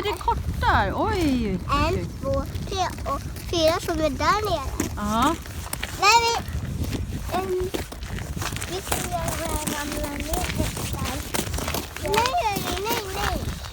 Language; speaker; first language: Swedish; non-native, learner; Thai